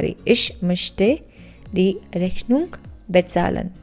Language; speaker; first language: German; non-native, fluent; Punjabi